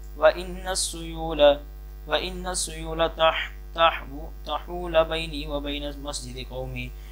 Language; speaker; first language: Arabic; non-native, fluent; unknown